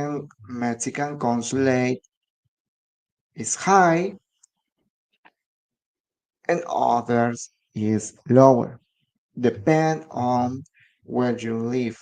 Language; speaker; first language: English; non-native, learner; Spanish